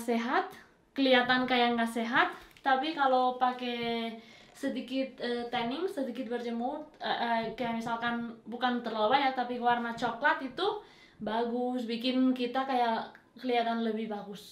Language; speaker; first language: Indonesian; non-native, fluent; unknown